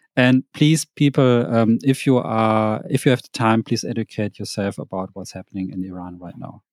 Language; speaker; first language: English; non-native, fluent; German